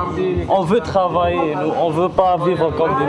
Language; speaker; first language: French; non-native, local second language; Arabic